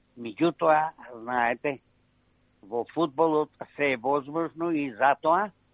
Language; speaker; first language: Macedonian; native; Macedonian